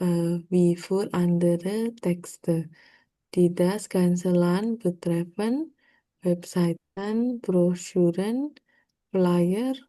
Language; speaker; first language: German; non-native, learner; Indonesian